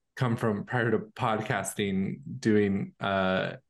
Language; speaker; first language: English; native; English